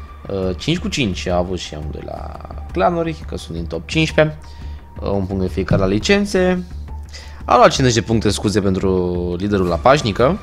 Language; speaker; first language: Romanian; native; Romanian